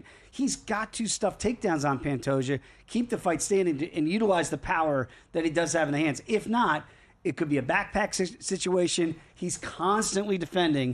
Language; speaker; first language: English; native; English